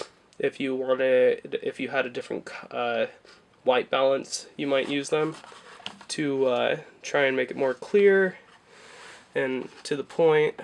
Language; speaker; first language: English; native; English